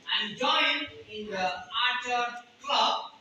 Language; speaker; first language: English; non-native, learner; Indonesian